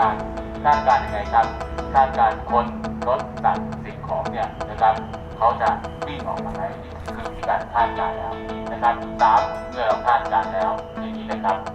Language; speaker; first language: Thai; native; Thai